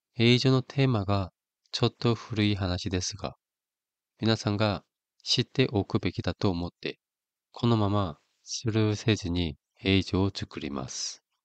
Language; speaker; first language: Japanese; non-native, fluent; Korean